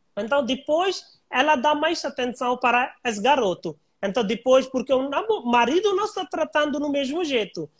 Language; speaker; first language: Portuguese; non-native, learner; Hindi